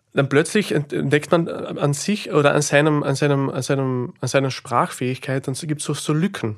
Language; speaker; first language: German; native; German